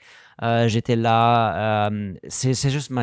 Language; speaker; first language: French; non-native, learner; German